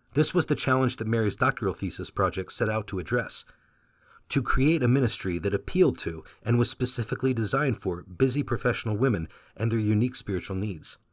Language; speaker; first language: English; early bilingual, other home language; Vietnamese